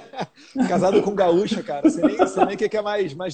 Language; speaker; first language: Portuguese; native; Portuguese